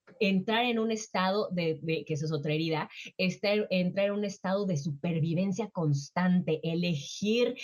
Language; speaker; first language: Spanish; native; Spanish